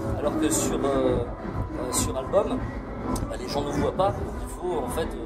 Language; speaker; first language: French; native; French